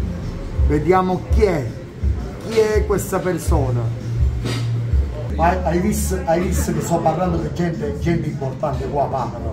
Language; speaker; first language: Italian; non-native, learner; Spanish